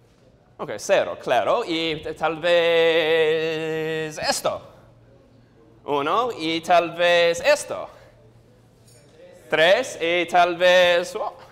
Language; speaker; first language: Spanish; non-native, learner; English